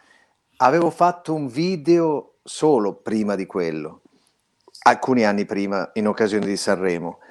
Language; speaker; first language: Italian; native; Italian